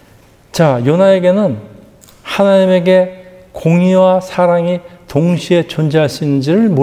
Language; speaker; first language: Korean; native; Korean